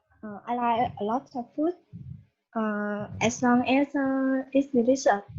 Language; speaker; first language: English; non-native, learner; Vietnamese